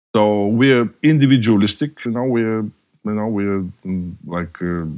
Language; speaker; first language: English; non-native, fluent; Bulgarian